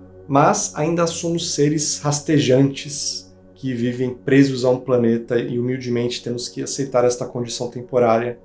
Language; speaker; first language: Portuguese; native; Portuguese